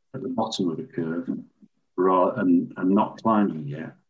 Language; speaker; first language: English; native; English